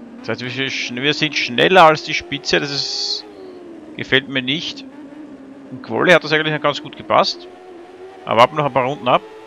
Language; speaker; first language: German; native; German